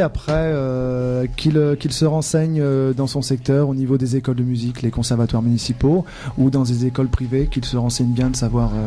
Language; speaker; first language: French; native; French